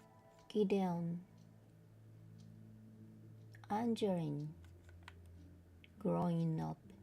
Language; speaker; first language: English; non-native, learner; Japanese